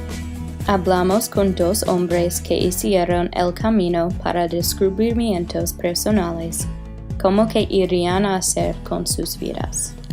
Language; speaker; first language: Spanish; non-native, learner; English